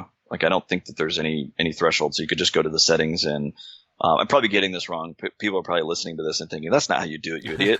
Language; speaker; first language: English; native; English